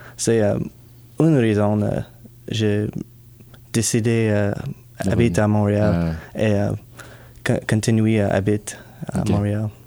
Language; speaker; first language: French; non-native, learner; English